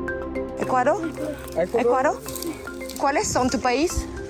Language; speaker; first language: Spanish; non-native, learner; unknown